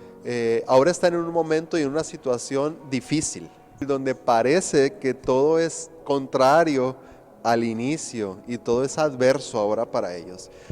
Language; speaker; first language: Spanish; native; Spanish